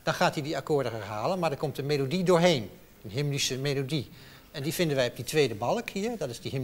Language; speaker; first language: Dutch; native; Dutch